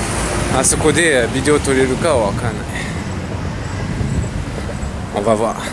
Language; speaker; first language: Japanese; non-native, fluent; French